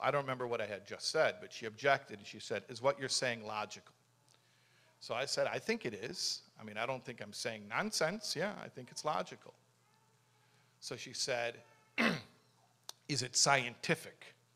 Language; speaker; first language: English; native; English